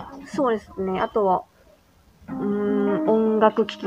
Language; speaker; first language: Japanese; native; Japanese